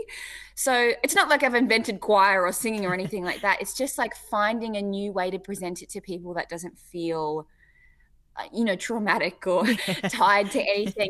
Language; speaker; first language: English; native; English